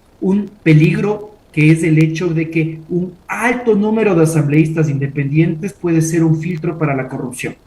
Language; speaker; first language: Spanish; native; Spanish